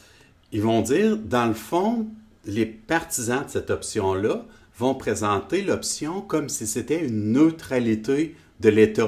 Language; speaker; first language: French; native; French